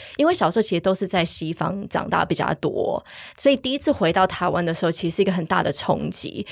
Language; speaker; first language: Chinese; early bilingual, heritage; Chinese